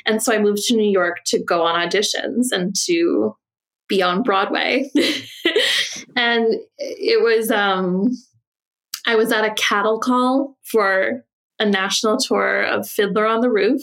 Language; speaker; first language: English; native; English